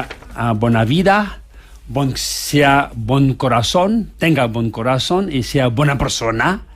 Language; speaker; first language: Spanish; non-native, learner; Tibetan